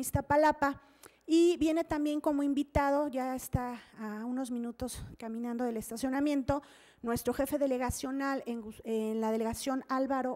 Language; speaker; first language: Spanish; native; Spanish